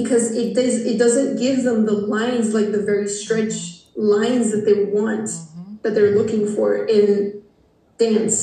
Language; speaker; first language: English; non-native, fluent; Portuguese